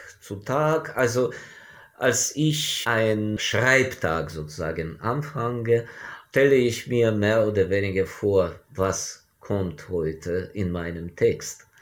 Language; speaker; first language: German; non-native, fluent; Ukrainian